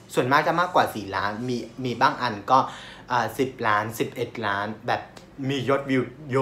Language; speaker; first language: Thai; non-native, fluent; Vietnamese